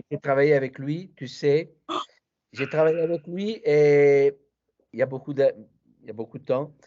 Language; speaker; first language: French; non-native, fluent; Italian